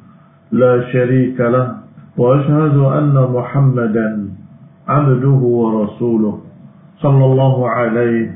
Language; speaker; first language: Arabic; non-native, fluent; Indonesian